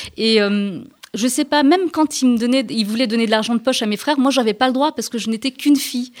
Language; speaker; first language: French; early bilingual, other home language; Turkish